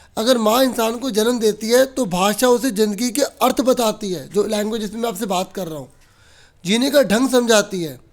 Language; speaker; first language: Hindi; native; Hindi